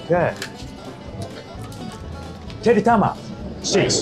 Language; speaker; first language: English; non-native, learner; Japanese